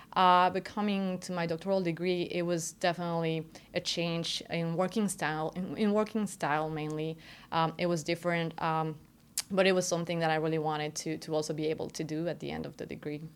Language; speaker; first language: English; non-native, fluent; Spanish